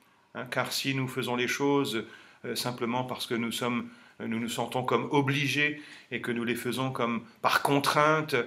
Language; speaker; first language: French; native; French